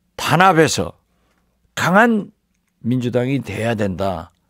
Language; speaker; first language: Korean; native; Korean